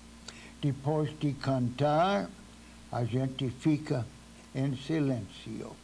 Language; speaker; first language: Portuguese; non-native, fluent; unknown